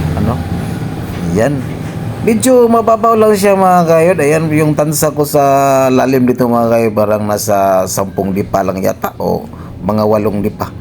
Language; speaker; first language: Filipino; non-native, local second language; Cebuano